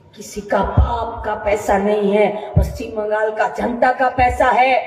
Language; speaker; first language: Hindi; non-native, local second language; Bangla